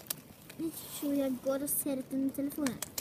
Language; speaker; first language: Norwegian; native; Norwegian